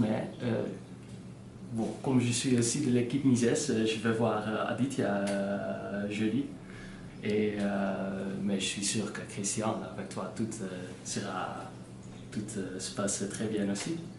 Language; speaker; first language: French; non-native, learner; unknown